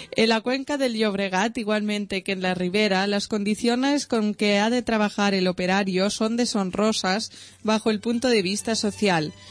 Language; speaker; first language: Spanish; non-native, local second language; Catalan